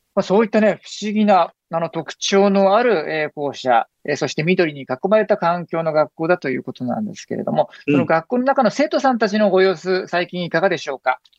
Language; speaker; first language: Japanese; native; Japanese